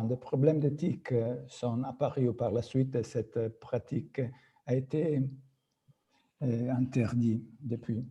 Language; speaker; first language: French; non-native, fluent; Italian